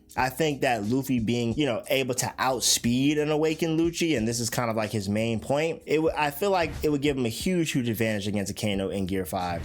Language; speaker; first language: English; native; English